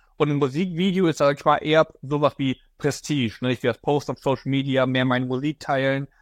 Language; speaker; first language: German; native; German